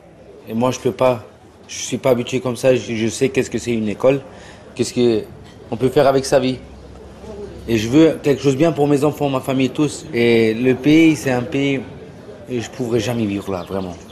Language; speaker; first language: French; non-native, learner; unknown